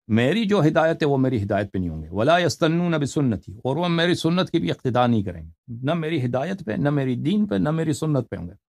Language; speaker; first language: Urdu; non-native, fluent; Persian